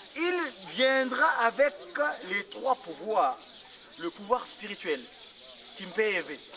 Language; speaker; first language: French; non-native, local second language; Kongo